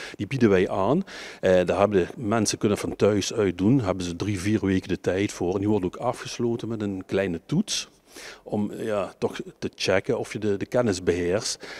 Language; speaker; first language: Dutch; native; Dutch